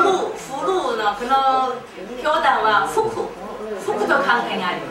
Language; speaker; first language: Japanese; non-native, fluent; Chinese